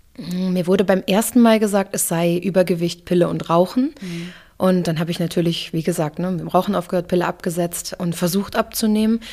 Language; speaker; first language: German; early bilingual, other home language; English